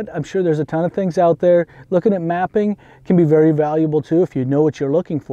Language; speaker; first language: English; native; English